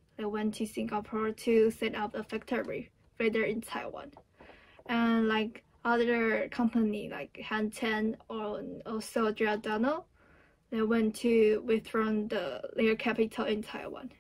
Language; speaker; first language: English; non-native, fluent; Chinese